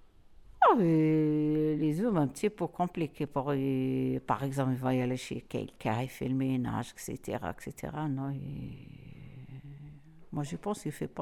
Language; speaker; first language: French; non-native, learner; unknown